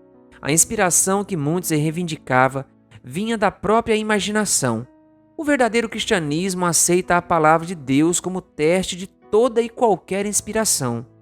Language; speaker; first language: Portuguese; native; Portuguese